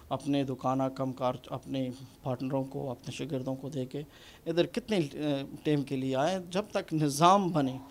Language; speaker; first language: Urdu; non-native, fluent; Punjabi